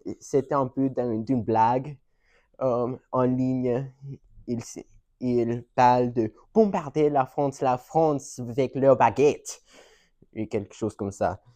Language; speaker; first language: French; non-native, learner; English